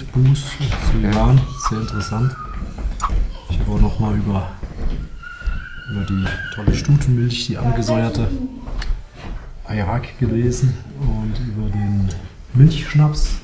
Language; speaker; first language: German; native; German